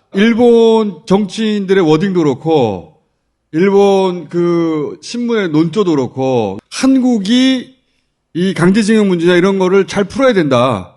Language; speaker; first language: Korean; native; Korean